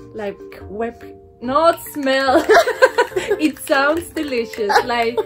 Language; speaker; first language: English; non-native, fluent; German